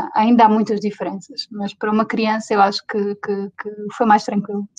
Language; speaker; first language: Portuguese; native; Portuguese